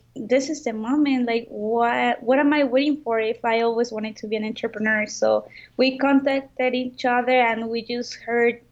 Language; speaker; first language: English; non-native, fluent; Spanish